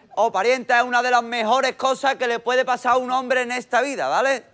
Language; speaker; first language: Spanish; native; Spanish